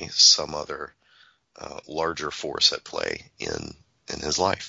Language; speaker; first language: English; native; English